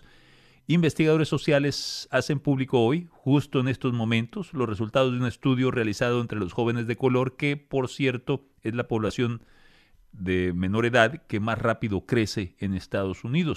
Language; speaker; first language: Spanish; native; Spanish